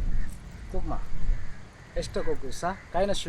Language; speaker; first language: German; non-native, learner; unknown